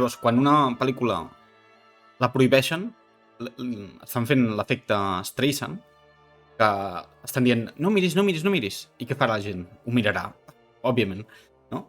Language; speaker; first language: Catalan; native; Catalan